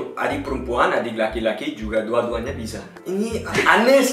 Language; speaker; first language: Indonesian; non-native, learner; Korean